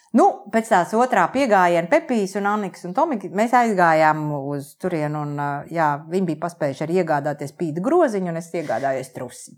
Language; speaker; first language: Latvian; native; Latvian